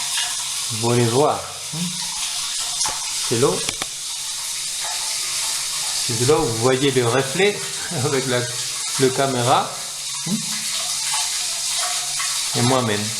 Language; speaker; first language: French; non-native, fluent; Spanish